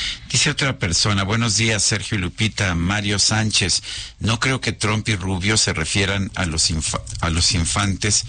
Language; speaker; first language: Spanish; native; Spanish